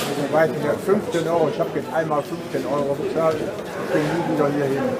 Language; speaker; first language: German; native; German